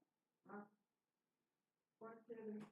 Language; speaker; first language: Spanish; native; Spanish